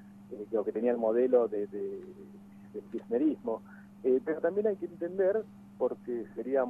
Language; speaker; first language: Spanish; native; Spanish